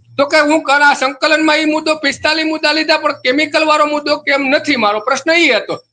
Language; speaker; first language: Gujarati; native; Gujarati